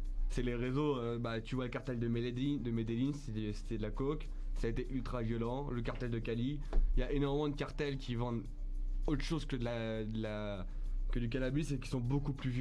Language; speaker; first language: French; native; French